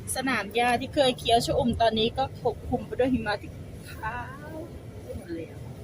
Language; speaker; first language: Thai; native; Thai